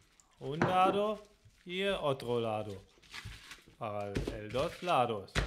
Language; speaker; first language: Spanish; non-native, learner; German